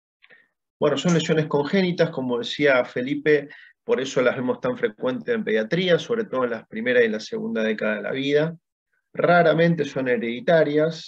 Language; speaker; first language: Spanish; native; Spanish